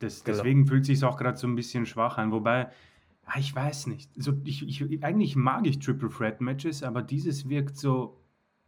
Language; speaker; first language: German; native; German